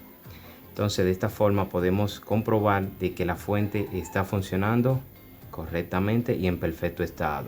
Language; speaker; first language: Spanish; native; Spanish